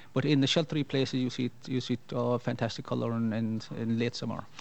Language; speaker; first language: English; non-native, local second language; Irish